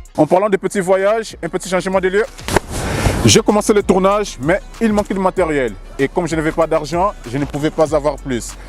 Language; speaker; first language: French; non-native, fluent; Portuguese